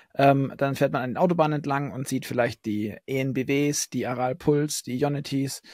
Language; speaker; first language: German; native; German